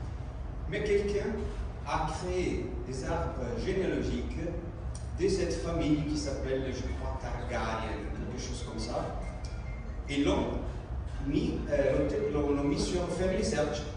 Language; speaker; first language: French; non-native, fluent; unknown